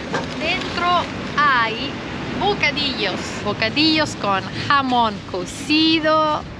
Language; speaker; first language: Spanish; non-native, learner; Italian